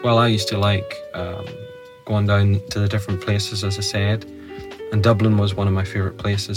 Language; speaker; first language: English; native; English